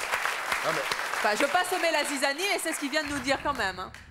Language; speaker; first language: French; native; French